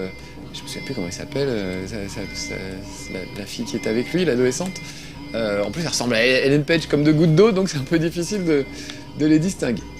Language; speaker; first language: French; native; French